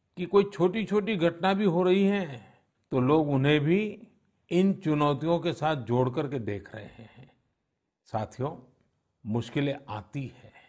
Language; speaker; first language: Hindi; non-native, local second language; Gujarati